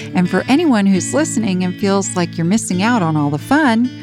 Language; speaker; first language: English; native; English